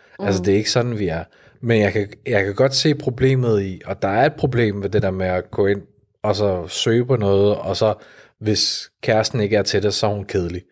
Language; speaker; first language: Danish; early bilingual, other home language; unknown